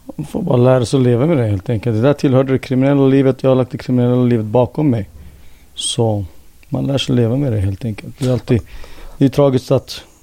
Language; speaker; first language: Swedish; early bilingual, other home language; Finnish